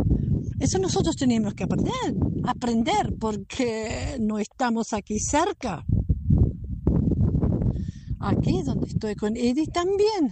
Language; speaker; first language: Spanish; non-native, fluent; German